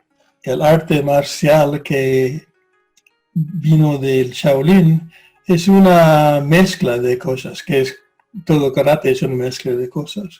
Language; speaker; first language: Spanish; non-native, fluent; English